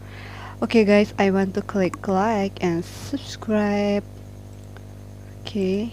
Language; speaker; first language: English; non-native, learner; Indonesian